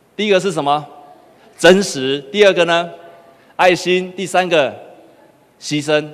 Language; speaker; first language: Chinese; native; Chinese